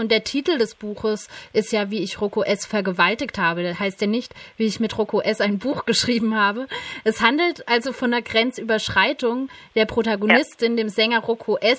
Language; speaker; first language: German; native; German